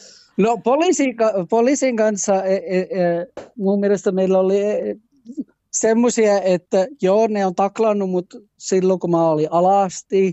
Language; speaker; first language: Finnish; early bilingual, heritage; Finnish